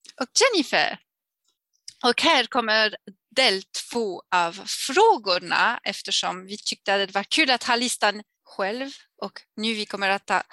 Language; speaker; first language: Swedish; non-native, learner; French